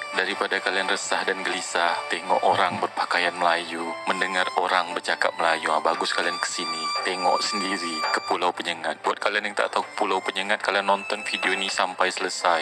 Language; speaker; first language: Malay; native; Malay